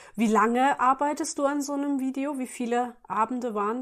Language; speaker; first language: German; native; German